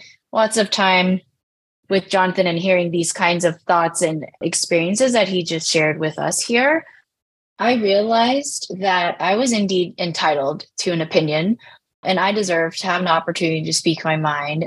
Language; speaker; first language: English; native; English